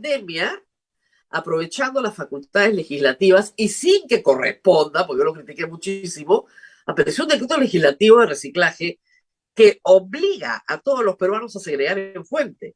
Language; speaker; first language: Spanish; native; Spanish